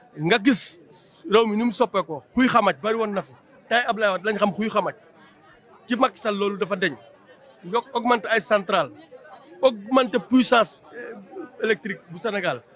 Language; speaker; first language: Wolof; non-native, local second language; Serer